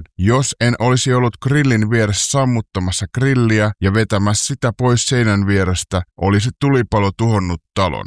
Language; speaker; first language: Finnish; native; Finnish